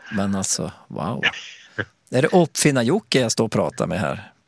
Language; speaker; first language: Swedish; native; Swedish